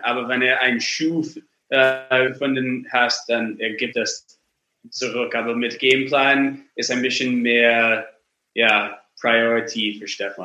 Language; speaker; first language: German; non-native, learner; English